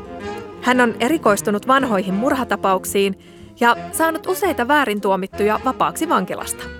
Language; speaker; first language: Finnish; native; Finnish